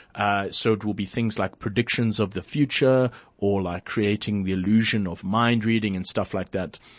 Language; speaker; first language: English; native; English